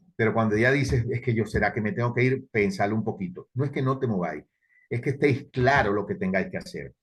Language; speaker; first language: Spanish; native; Spanish